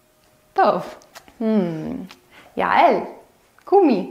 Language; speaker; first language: Hebrew; non-native, fluent; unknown